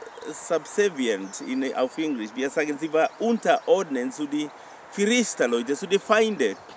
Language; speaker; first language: German; non-native, learner; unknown